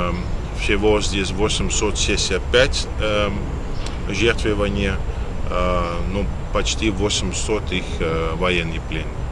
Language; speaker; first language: Russian; non-native, fluent; Dutch